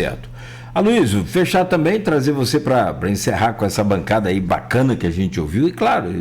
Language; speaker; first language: Portuguese; native; Portuguese